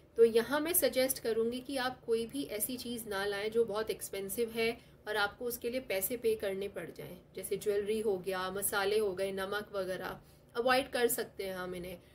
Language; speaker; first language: Hindi; non-native, local second language; Telugu